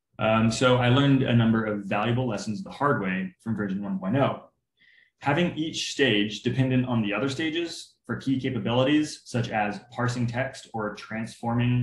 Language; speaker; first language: English; native; English